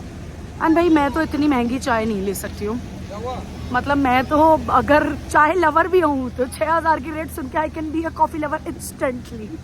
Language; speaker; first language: Hindi; native; Hindi